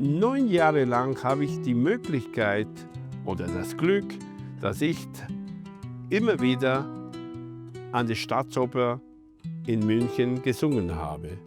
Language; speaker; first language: German; non-native, fluent; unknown